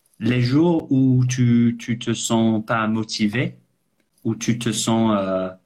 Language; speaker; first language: French; non-native, fluent; English